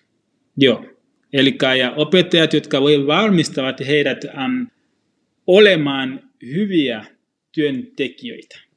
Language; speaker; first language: Finnish; non-native, fluent; Swahili